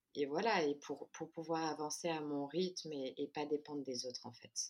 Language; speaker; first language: French; native; French